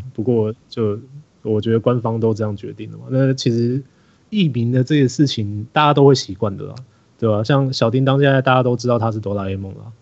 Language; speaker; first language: Chinese; native; Chinese